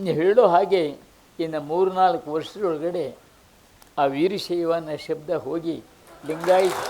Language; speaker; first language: Kannada; native; Kannada